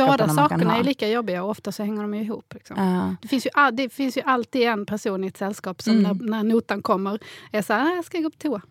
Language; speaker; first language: Swedish; native; Swedish